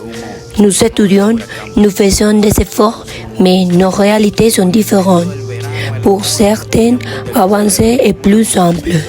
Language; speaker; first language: French; non-native, learner; Spanish